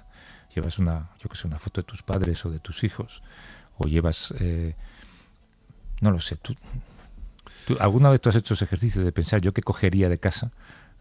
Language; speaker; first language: Spanish; native; Spanish